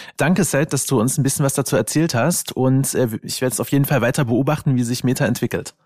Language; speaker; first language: German; native; German